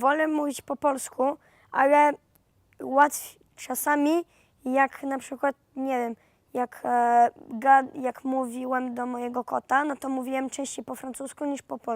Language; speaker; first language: Polish; early bilingual, heritage; Polish